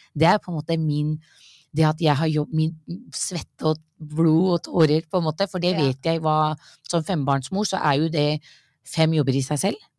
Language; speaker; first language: Norwegian; early bilingual, other home language; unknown